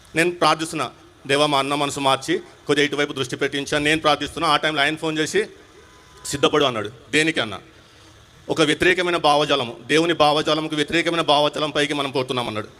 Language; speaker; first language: Telugu; non-native, local second language; Hindi